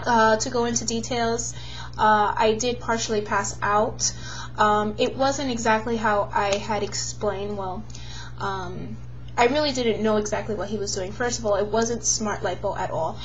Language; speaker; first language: English; native; English